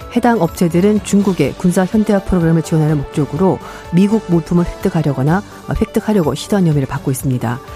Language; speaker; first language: Korean; native; Korean